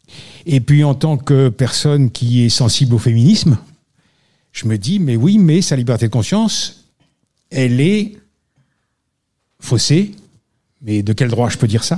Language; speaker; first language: French; native; French